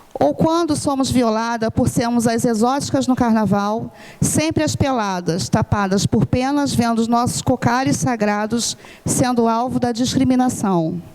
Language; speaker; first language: Portuguese; non-native, fluent; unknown